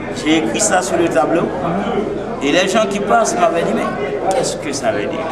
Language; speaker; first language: French; non-native, local second language; Haitian Creole